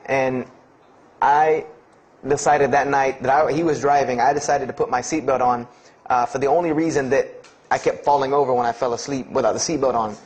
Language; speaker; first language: English; native; English